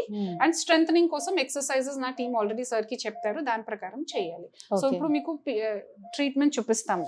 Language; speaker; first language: Telugu; non-native, fluent; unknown